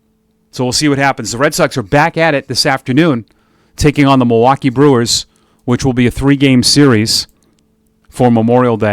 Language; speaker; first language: English; native; English